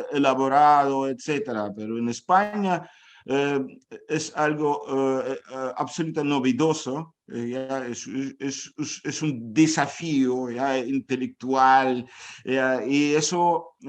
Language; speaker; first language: Spanish; non-native, fluent; Ukrainian